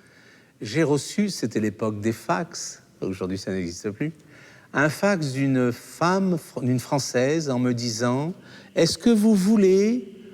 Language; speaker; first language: French; native; French